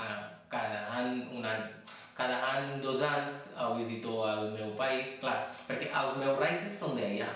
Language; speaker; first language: Catalan; non-native, fluent; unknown